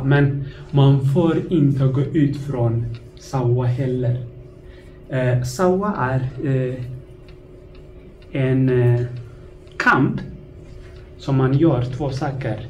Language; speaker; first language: Swedish; non-native, fluent; Tigrinya